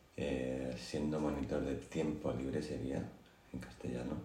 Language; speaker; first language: Spanish; native; Spanish